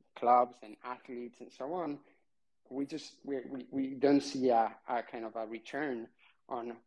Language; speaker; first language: English; non-native, fluent; Spanish